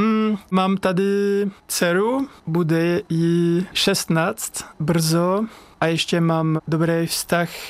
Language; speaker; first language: Czech; non-native, learner; French